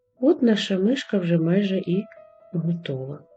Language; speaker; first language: Ukrainian; native; Ukrainian